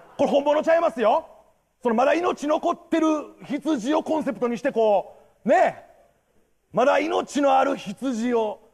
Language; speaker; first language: Japanese; native; Japanese